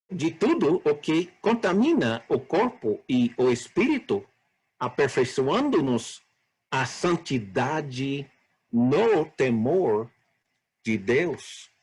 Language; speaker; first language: Portuguese; non-native, fluent; English